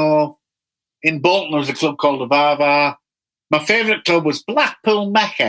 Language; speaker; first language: English; native; English